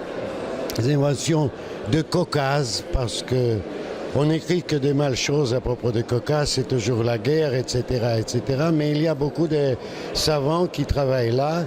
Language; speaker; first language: French; non-native, learner; Russian